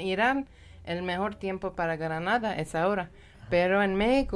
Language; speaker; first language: Spanish; non-native, fluent; Persian